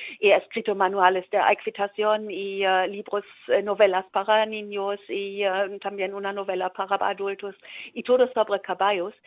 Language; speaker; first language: Spanish; non-native, learner; German